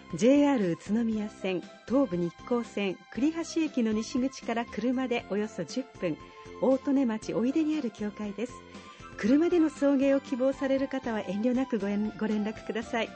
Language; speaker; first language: Japanese; native; Japanese